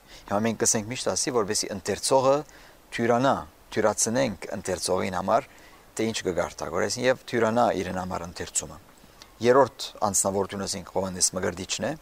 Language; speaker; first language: Armenian; early bilingual, heritage; Armenian